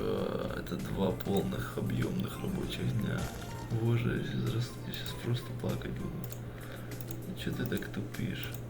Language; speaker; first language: Russian; native; Russian